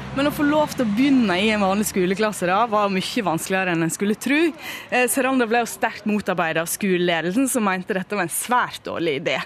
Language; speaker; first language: Norwegian; native; Norwegian